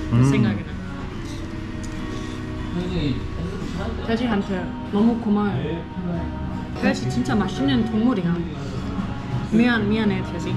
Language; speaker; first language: Korean; non-native, fluent; German